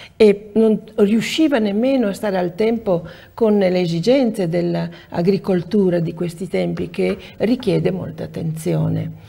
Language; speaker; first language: Italian; native; Italian